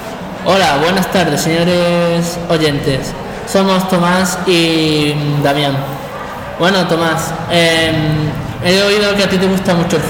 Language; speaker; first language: Spanish; native; Spanish